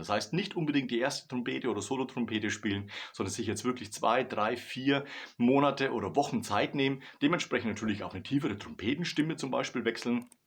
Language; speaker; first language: German; native; German